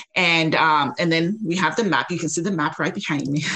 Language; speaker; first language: English; non-native, local second language; Yoruba